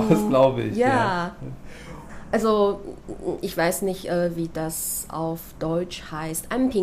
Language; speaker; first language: German; non-native, fluent; Chinese